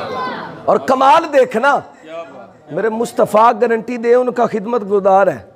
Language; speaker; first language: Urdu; non-native, local second language; Punjabi